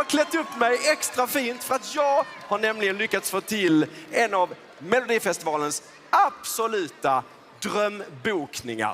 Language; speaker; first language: Swedish; native; Swedish